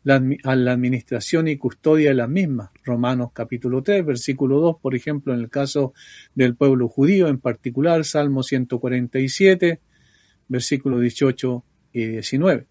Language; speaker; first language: Spanish; native; Spanish